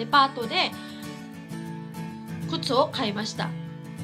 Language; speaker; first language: Japanese; non-native, fluent; Cebuano